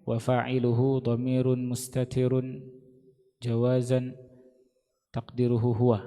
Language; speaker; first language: Arabic; non-native, learner; Indonesian